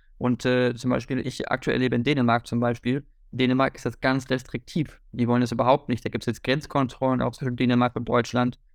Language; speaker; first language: German; native; German